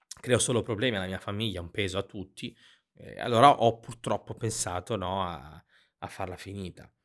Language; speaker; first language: Italian; native; Italian